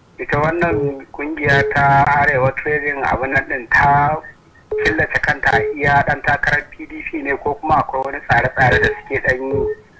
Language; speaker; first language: Hausa; native; Hausa